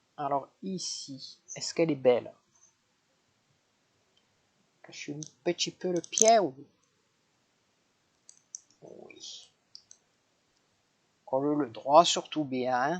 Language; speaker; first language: French; native; French